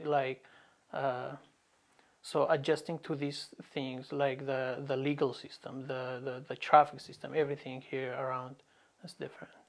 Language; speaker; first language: English; non-native, fluent; Arabic